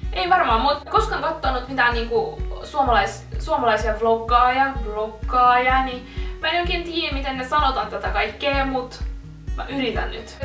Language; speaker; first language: Finnish; non-native, fluent; Russian